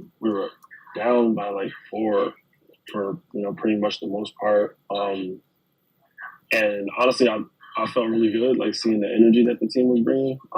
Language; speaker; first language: English; native; English